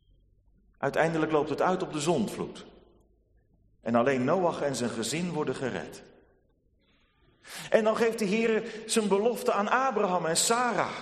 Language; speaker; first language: Dutch; native; Dutch